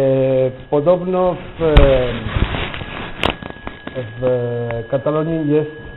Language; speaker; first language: Polish; non-native, fluent; Catalan